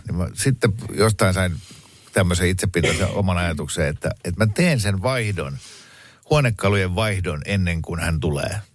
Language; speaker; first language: Finnish; native; Finnish